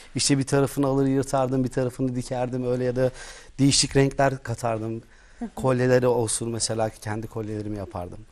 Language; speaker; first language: Turkish; native; Turkish